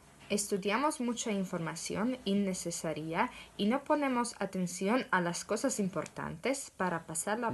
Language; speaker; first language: Spanish; non-native, learner; Slovak